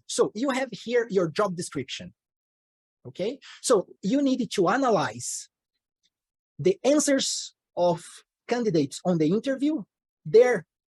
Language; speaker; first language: English; non-native, fluent; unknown